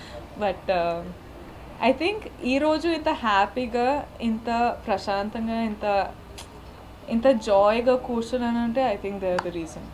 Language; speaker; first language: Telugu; non-native, local second language; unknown